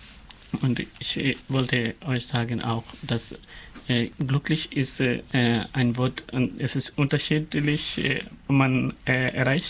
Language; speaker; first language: German; non-native, learner; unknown